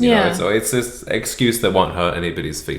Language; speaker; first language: English; native; English